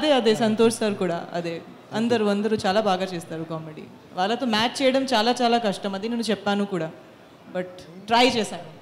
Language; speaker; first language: Telugu; non-native, fluent; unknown